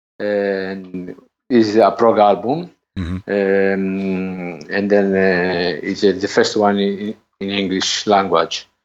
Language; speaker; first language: English; non-native, learner; Italian